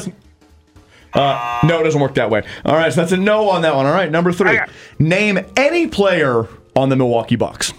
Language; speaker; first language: English; native; English